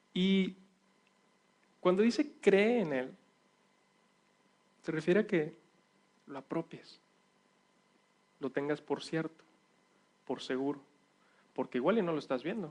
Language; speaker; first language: Spanish; native; Spanish